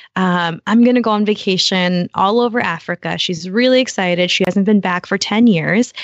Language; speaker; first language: English; early bilingual, other home language; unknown